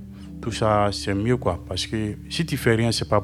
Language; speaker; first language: French; non-native, fluent; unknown